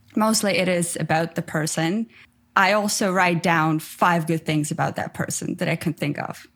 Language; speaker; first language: English; non-native, fluent; Ukrainian